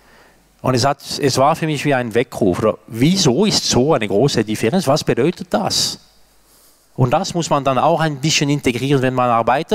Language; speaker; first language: German; non-native, local second language; French